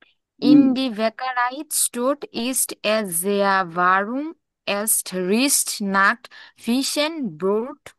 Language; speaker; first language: German; non-native, learner; Bangla